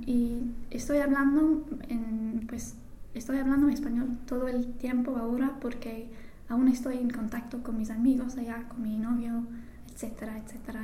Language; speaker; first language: Spanish; non-native, fluent; English